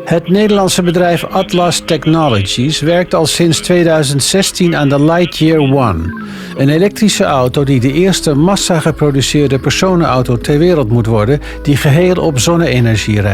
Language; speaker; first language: Dutch; native; Dutch